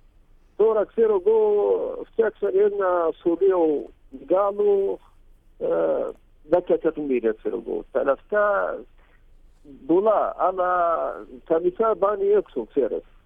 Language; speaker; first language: Greek; non-native, learner; Arabic